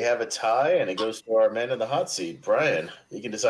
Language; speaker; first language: English; native; English